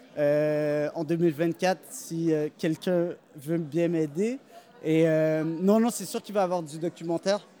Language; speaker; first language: French; native; French